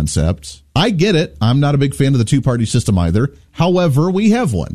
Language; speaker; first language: English; native; English